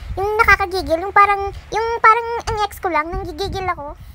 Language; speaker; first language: Filipino; non-native, local second language; Cebuano